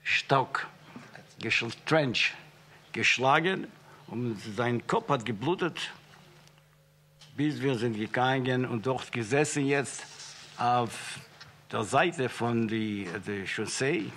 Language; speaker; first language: German; non-native, fluent; Yiddish